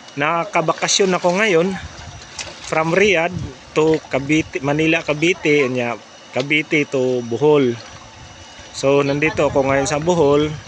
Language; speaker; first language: Filipino; non-native, local second language; Cebuano